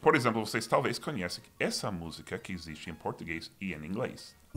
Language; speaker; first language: Portuguese; non-native, fluent; English